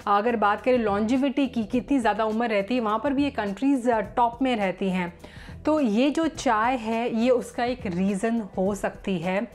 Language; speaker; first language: Hindi; native; Hindi